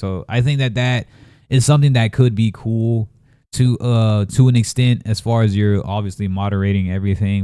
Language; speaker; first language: English; native; English